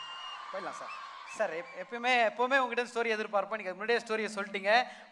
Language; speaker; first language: Tamil; native; Tamil